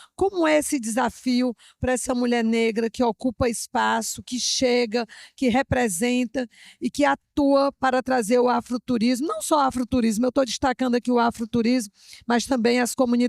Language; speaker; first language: Portuguese; native; Portuguese